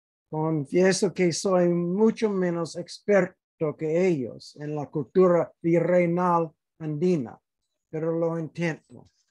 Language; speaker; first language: Spanish; non-native, fluent; English